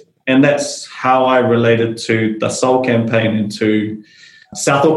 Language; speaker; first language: English; native; English